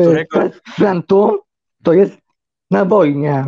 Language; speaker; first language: Polish; early bilingual, heritage; Polish